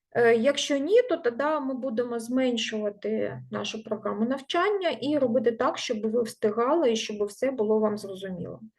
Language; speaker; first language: Ukrainian; non-native, local second language; Russian